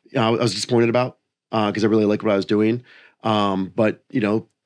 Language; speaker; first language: English; native; English